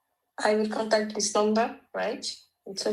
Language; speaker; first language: English; non-native, learner; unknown